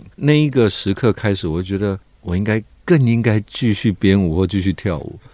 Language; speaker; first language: Chinese; native; Chinese